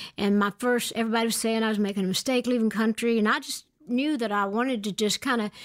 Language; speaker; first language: English; native; English